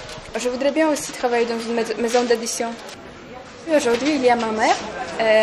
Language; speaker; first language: French; non-native, fluent; Polish